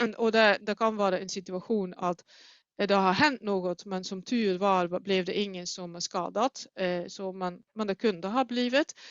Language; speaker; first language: Swedish; non-native, fluent; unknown